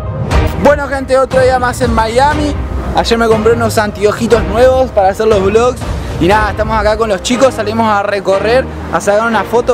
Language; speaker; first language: Spanish; native; Spanish